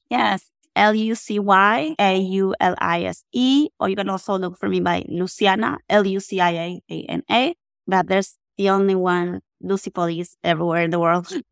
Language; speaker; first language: English; non-native, fluent; Spanish